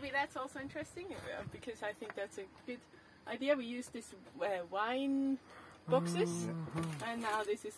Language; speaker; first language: English; non-native, learner; German